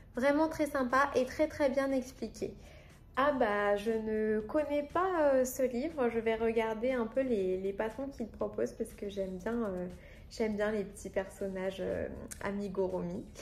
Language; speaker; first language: French; native; French